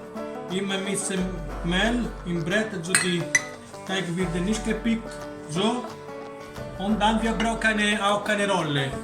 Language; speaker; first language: German; non-native, learner; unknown